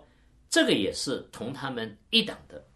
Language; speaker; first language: Chinese; native; Chinese